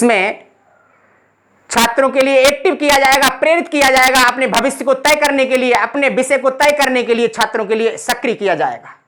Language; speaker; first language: Hindi; native; Hindi